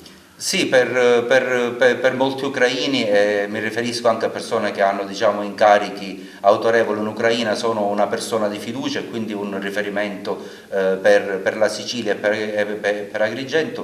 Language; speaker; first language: Italian; native; Italian